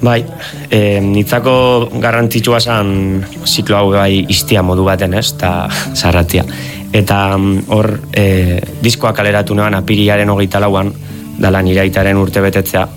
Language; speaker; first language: Basque; native; Basque